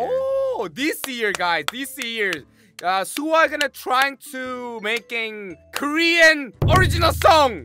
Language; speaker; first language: English; non-native, learner; Korean